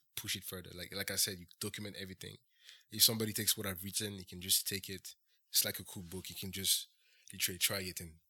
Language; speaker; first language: English; early bilingual, heritage; French